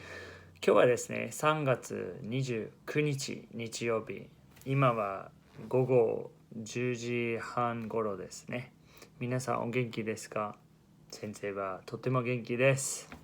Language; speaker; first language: Japanese; non-native, fluent; English